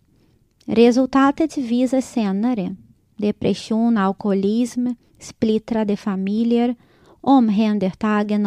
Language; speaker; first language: Swedish; non-native, fluent; Portuguese